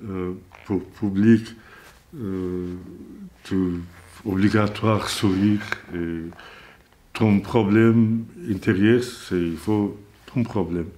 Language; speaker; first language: French; non-native, learner; Azerbaijani